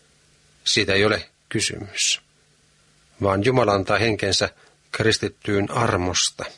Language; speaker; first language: Finnish; native; Finnish